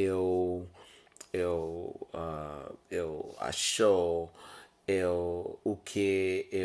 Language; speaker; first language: Portuguese; non-native, learner; English